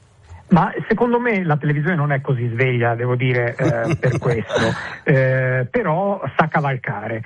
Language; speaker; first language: Italian; native; Italian